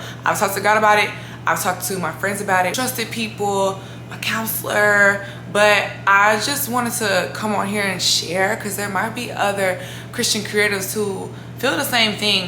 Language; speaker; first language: English; native; English